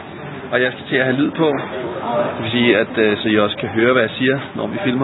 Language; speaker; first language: Danish; native; Danish